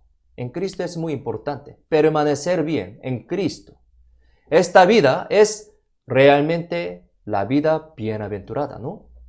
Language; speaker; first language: Spanish; non-native, fluent; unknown